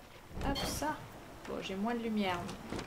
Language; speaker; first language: French; native; French